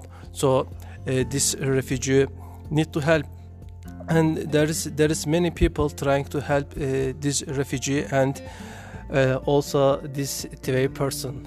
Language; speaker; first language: English; non-native, learner; Turkish